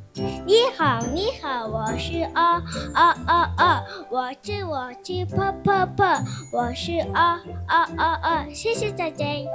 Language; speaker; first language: Chinese; non-native, learner; Mongolian